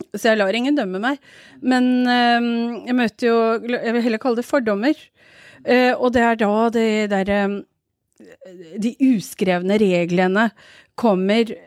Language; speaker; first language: Norwegian; early bilingual, other home language; Urdu